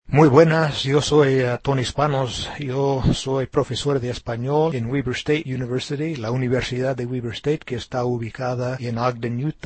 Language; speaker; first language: Spanish; non-native, fluent; English